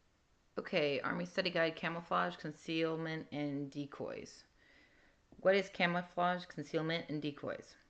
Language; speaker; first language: English; native; English